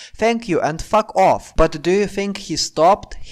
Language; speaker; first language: English; non-native, fluent; Lithuanian